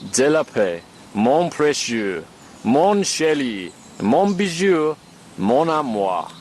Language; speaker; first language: French; non-native, learner; English